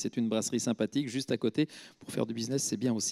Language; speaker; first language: French; native; French